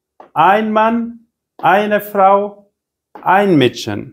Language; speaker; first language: German; non-native, fluent; Persian